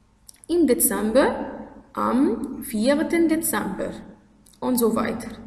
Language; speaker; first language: German; non-native, fluent; Arabic